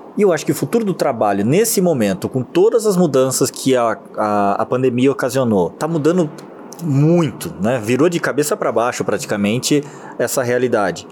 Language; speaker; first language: Portuguese; native; Portuguese